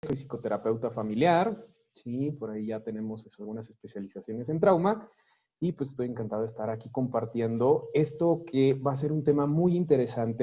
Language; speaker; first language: Spanish; native; Spanish